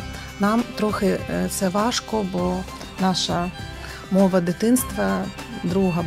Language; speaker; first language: Ukrainian; non-native, local second language; Russian